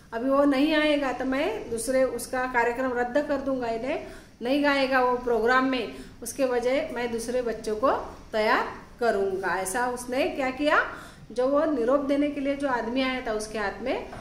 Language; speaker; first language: Hindi; non-native, local second language; Marathi